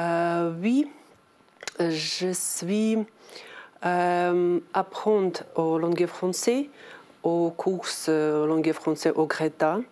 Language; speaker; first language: French; non-native, learner; Ukrainian